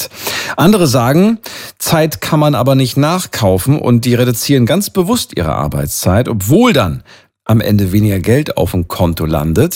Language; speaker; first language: German; native; German